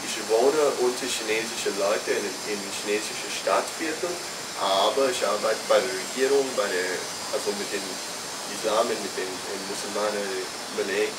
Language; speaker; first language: German; non-native, fluent; English